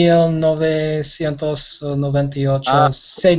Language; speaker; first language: Spanish; non-native, learner; English